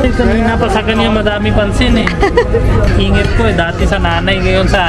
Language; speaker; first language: Filipino; non-native, learner; Hindi